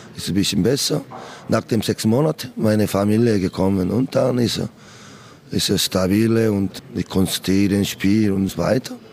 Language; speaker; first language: German; non-native, learner; Korean